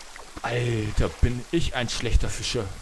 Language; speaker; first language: German; native; German